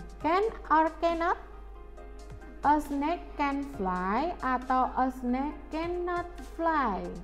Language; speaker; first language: English; non-native, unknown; Indonesian